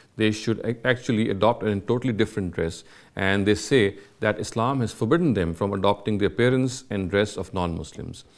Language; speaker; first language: English; non-native, local second language; Urdu